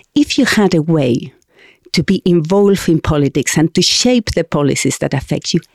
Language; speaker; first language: English; non-native, fluent; Spanish